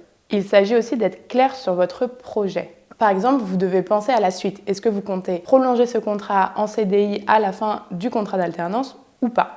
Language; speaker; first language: French; native; French